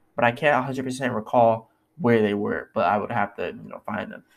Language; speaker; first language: English; native; English